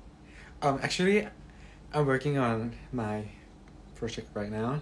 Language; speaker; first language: English; non-native, learner; Thai